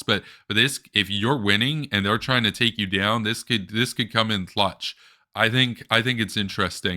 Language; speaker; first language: English; native; English